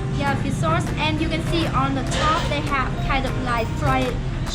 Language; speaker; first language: English; non-native, local second language; Vietnamese